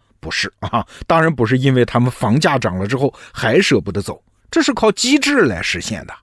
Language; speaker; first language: Chinese; native; Chinese